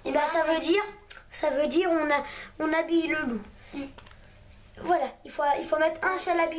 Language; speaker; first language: French; native; French